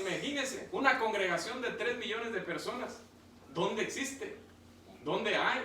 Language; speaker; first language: Spanish; native; Spanish